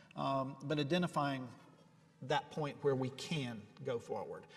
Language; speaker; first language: English; native; English